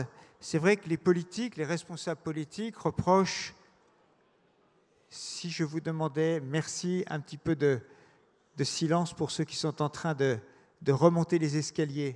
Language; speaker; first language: French; native; French